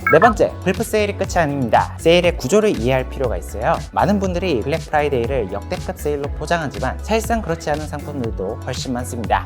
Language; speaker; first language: Korean; native; Korean